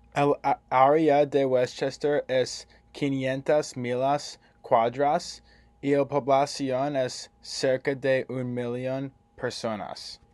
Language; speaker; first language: Spanish; non-native, learner; English